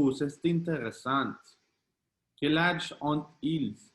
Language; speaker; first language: French; non-native, learner; Spanish